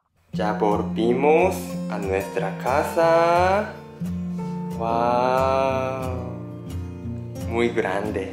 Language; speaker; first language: Spanish; non-native, learner; Japanese